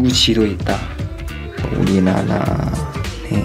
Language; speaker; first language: Korean; non-native, learner; Chinese